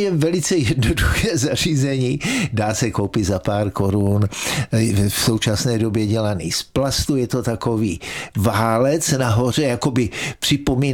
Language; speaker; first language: Czech; native; Czech